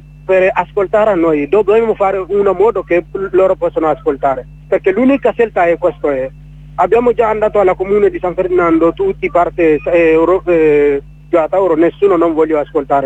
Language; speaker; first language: Italian; non-native, learner; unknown